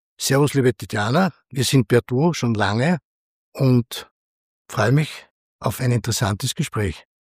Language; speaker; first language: German; native; German